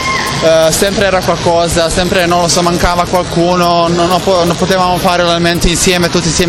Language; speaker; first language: Italian; non-native, fluent; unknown